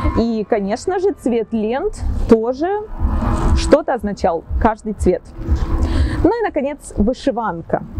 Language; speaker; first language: Russian; native; Russian